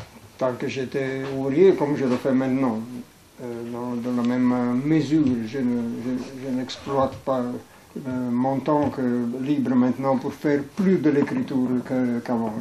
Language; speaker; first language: French; non-native, fluent; Italian